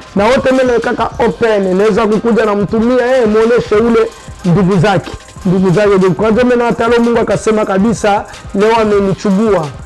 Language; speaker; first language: Swahili; non-native, local second language; French